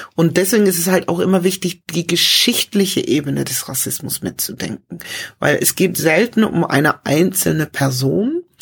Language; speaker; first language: German; early bilingual, other home language; English